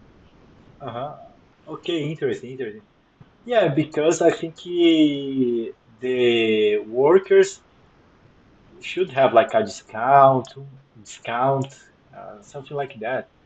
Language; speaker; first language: English; non-native, fluent; Portuguese